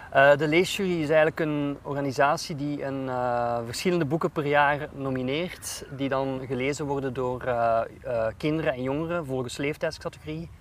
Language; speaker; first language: Dutch; native; Dutch